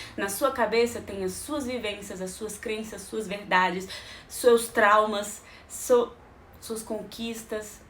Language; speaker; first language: Portuguese; native; Portuguese